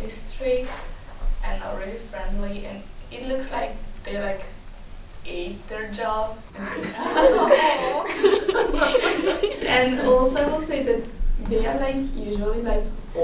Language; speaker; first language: English; non-native, fluent; Italian